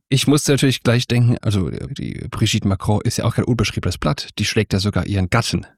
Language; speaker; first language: German; native; German